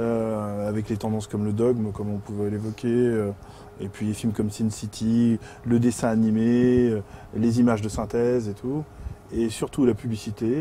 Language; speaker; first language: French; native; French